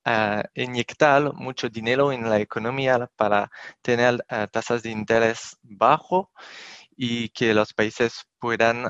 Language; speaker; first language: Spanish; non-native, fluent; French